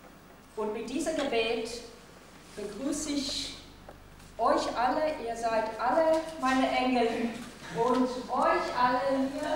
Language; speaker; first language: German; non-native, fluent; Hebrew